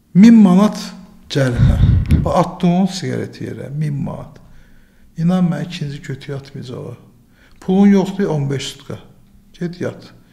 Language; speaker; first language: Azerbaijani; native; Azerbaijani